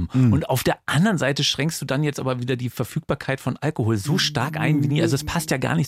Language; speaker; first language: German; native; German